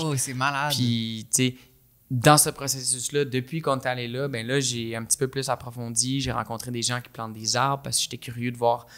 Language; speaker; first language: French; native; French